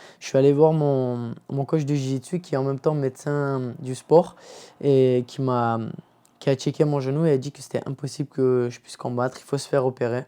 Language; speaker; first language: French; early bilingual, other home language; Turkish